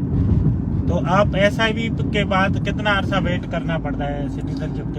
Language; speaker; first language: Hindi; non-native, local second language; Sindhi